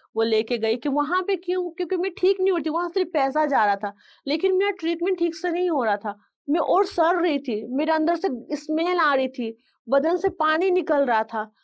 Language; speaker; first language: Hindi; non-native, local second language; Bangla